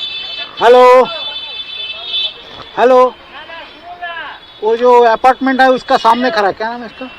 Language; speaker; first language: Hindi; non-native, local second language; Bangla